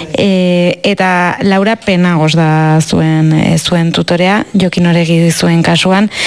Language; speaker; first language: Basque; native; Basque